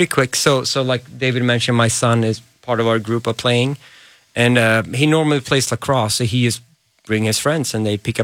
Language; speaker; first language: English; non-native, fluent; Swedish